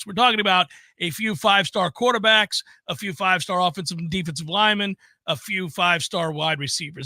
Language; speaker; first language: English; native; English